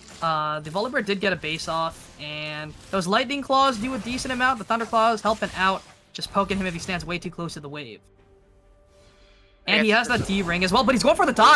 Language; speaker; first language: English; native; English